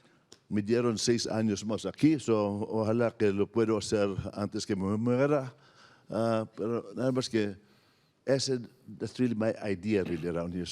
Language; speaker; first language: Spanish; non-native, fluent; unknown